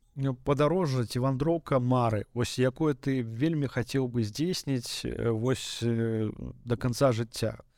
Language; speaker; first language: Belarusian; native; Belarusian